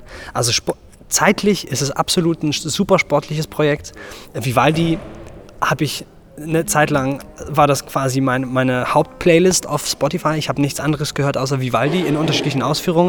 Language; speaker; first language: German; native; German